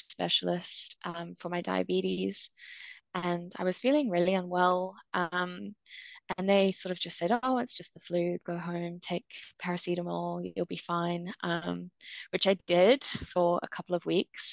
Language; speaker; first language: English; native; English